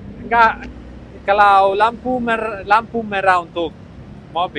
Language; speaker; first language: Indonesian; non-native, learner; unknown